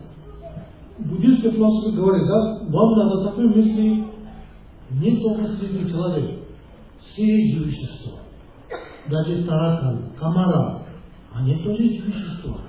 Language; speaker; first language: Russian; non-native, learner; Tibetan